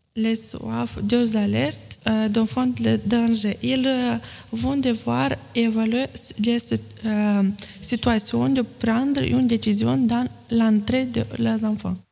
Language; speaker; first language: French; non-native, fluent; Romanian